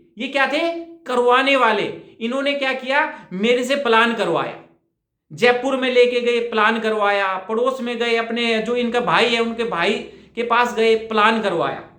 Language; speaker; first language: Hindi; native; Hindi